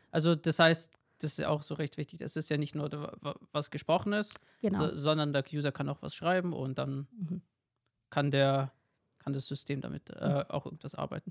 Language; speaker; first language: German; native; German